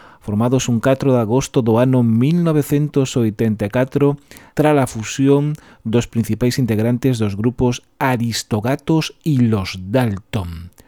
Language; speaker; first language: Galician; non-native, local second language; Spanish